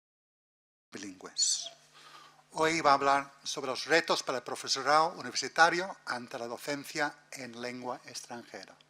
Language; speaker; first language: Spanish; non-native, fluent; English